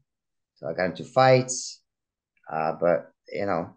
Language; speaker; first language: English; early bilingual, other home language; Russian